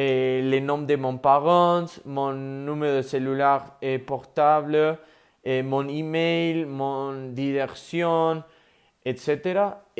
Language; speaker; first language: French; non-native, learner; Spanish